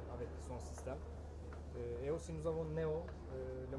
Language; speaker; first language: French; non-native, fluent; Turkish